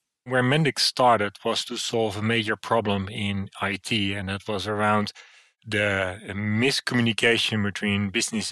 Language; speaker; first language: English; non-native, fluent; Dutch